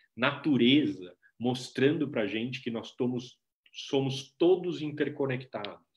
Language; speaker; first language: Portuguese; native; Portuguese